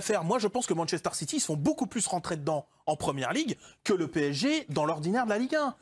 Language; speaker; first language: French; native; French